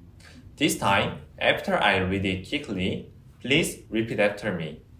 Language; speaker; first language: English; non-native, fluent; Korean